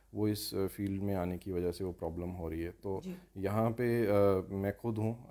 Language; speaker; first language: Hindi; native; Hindi